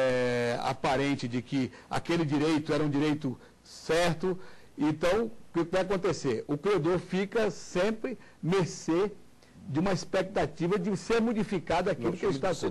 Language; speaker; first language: Portuguese; native; Portuguese